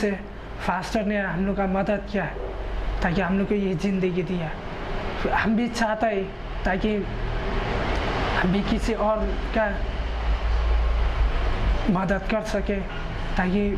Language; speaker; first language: Hindi; non-native, local second language; Khasi